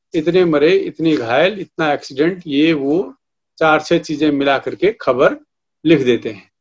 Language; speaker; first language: Hindi; native; Hindi